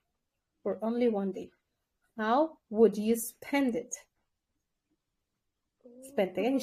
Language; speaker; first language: English; non-native, fluent; Kyrgyz